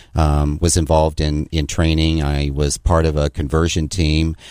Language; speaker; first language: English; native; English